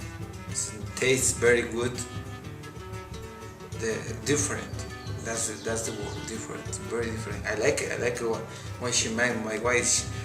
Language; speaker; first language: English; non-native, learner; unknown